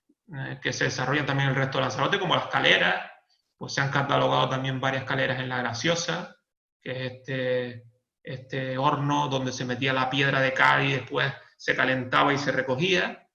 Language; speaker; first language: Spanish; native; Spanish